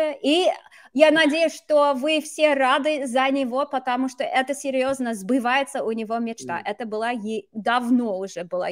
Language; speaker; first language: Russian; non-native, fluent; English